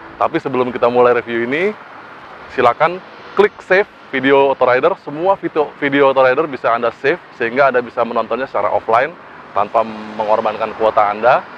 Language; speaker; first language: Indonesian; native; Indonesian